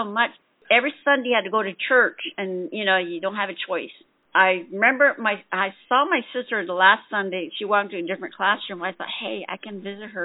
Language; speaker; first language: English; early bilingual, other home language; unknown